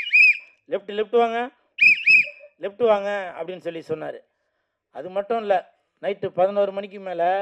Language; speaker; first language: Tamil; native; Tamil